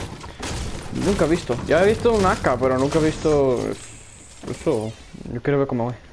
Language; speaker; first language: Spanish; non-native, learner; English